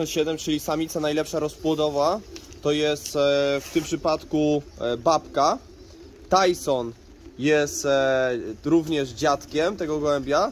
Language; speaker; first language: Polish; native; Polish